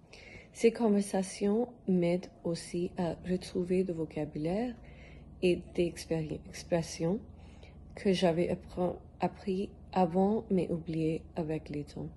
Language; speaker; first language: French; non-native, learner; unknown